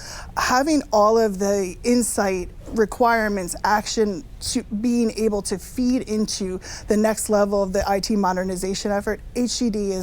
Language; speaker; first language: English; native; English